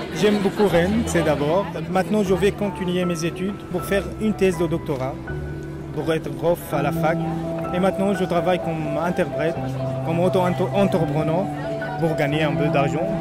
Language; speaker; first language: French; non-native, fluent; Arabic